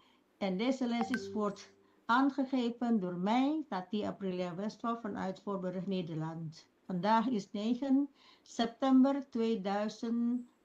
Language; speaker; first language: Dutch; non-native, fluent; Indonesian